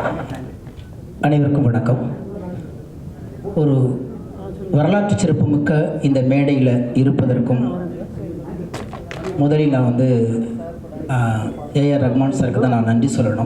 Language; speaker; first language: Tamil; native; Tamil